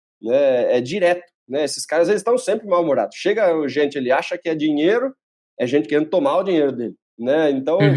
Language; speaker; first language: Portuguese; native; Portuguese